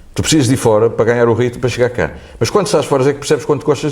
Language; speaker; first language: Portuguese; native; Portuguese